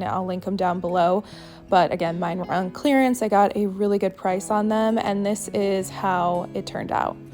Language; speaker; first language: English; native; English